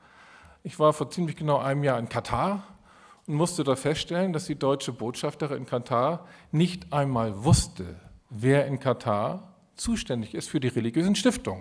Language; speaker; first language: German; native; German